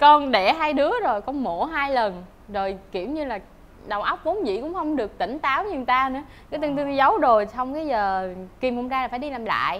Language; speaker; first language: Vietnamese; native; Vietnamese